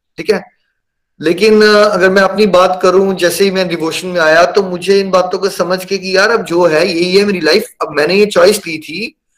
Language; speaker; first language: Hindi; native; Hindi